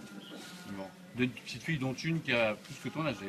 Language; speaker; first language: French; native; French